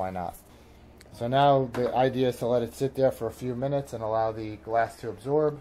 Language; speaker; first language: English; native; English